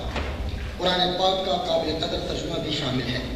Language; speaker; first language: Urdu; non-native, local second language; Northern Hindko